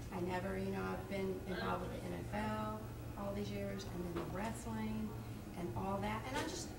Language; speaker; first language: English; native; English